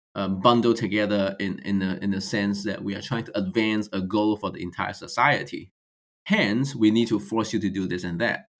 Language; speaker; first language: English; non-native, fluent; Chinese